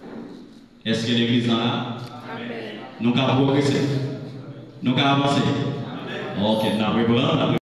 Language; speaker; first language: French; non-native, local second language; Haitian Creole